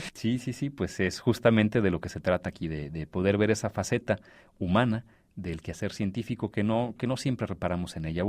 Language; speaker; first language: Spanish; native; Spanish